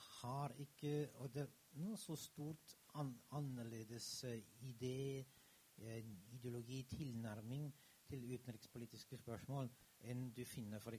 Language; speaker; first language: Norwegian; non-native, fluent; German